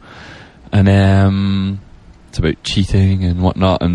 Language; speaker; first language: English; native; English